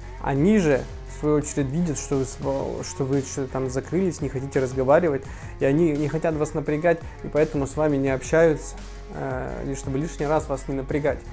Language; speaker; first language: Russian; native; Russian